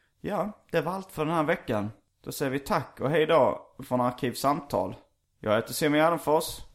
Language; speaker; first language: Swedish; native; Swedish